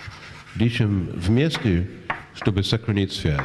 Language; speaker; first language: Russian; non-native, fluent; English